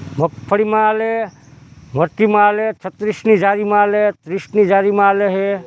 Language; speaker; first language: Gujarati; native; Gujarati